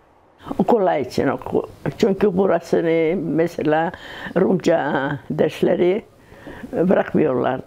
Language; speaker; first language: Turkish; non-native, local second language; Greek